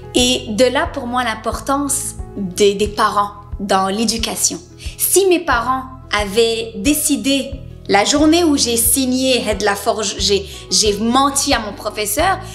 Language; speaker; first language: French; native; French